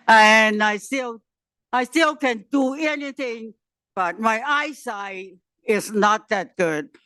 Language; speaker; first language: English; non-native, learner; Chinese